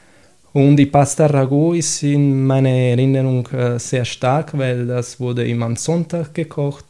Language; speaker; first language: German; non-native, fluent; Italian